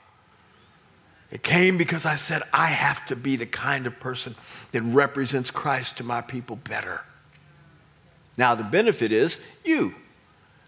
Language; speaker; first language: English; native; English